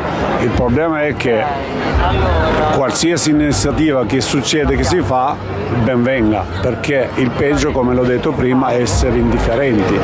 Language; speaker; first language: Italian; non-native, fluent; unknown